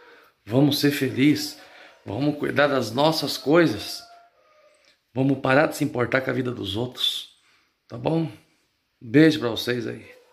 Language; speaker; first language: Portuguese; native; Portuguese